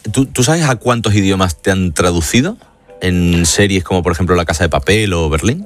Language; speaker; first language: Spanish; native; Spanish